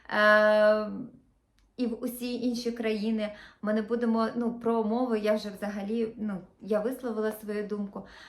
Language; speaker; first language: Ukrainian; non-native, local second language; Russian